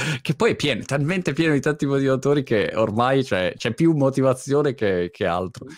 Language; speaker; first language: Italian; native; Italian